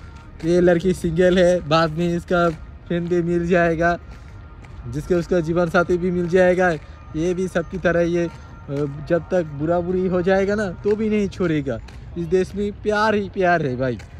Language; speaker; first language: Hindi; non-native, learner; Bangla